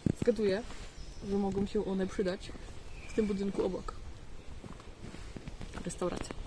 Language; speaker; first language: Polish; native; Polish